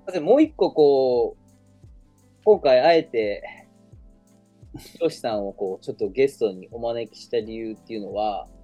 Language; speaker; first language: Japanese; native; Japanese